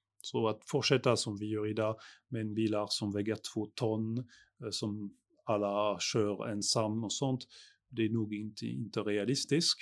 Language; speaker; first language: Swedish; non-native, fluent; French